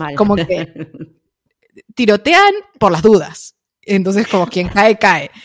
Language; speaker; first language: Spanish; native; Spanish